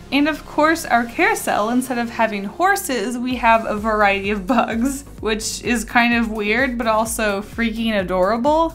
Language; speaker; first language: English; native; English